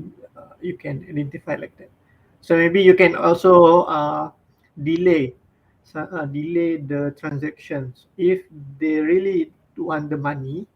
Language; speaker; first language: English; non-native, fluent; Malay